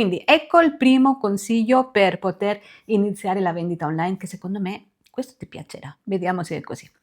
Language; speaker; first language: Italian; non-native, fluent; Spanish